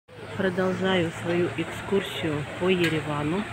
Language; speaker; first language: Russian; native; Russian